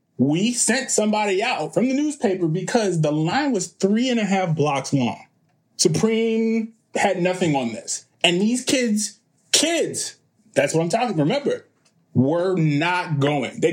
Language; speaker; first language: English; native; English